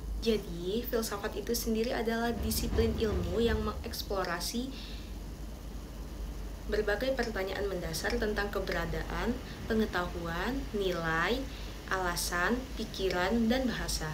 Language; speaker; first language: Indonesian; native; Indonesian